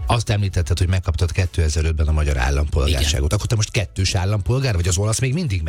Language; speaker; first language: Hungarian; native; Hungarian